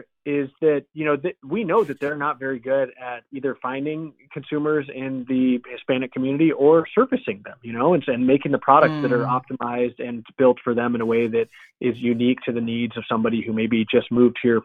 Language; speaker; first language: English; native; English